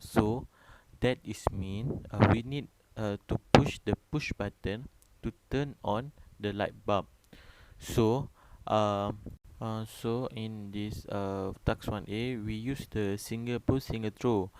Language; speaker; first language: English; non-native, local second language; Malay